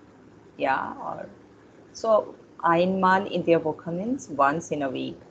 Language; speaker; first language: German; non-native, fluent; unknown